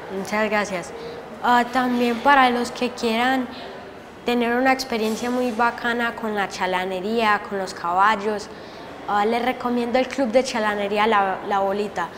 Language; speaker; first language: Spanish; early bilingual, heritage; Spanish